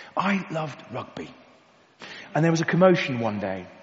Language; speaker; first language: English; native; English